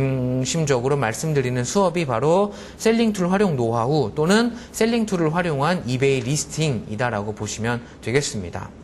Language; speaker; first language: Korean; native; Korean